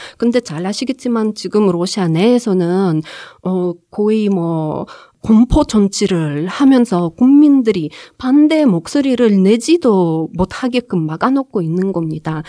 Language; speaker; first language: Korean; non-native, fluent; Ukrainian